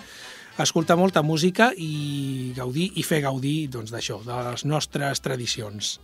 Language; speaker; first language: Catalan; native; Catalan